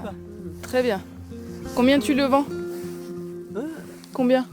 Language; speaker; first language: French; native; French